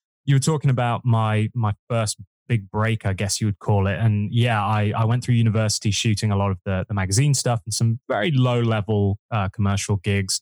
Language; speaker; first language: English; native; English